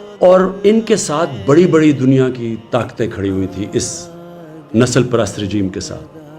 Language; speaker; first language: Urdu; native; Urdu